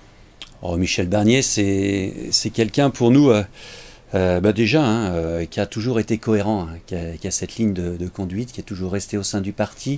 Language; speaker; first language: French; native; French